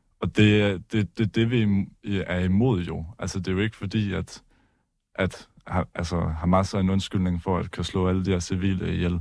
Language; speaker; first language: Danish; native; Danish